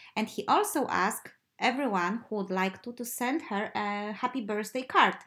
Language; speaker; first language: English; non-native, fluent; Polish